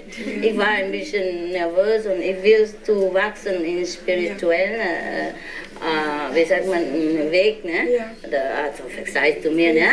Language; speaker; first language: German; non-native, learner; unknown